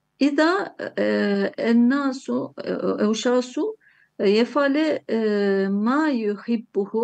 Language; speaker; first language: Arabic; non-native, learner; Turkish